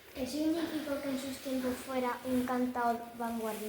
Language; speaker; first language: Spanish; native; Spanish